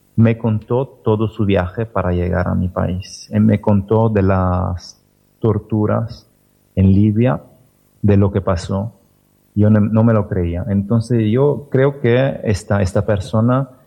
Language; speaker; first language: Spanish; non-native, fluent; Italian